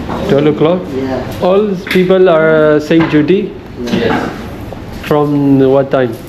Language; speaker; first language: English; non-native, learner; Burmese